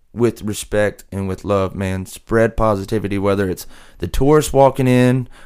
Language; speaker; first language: English; native; English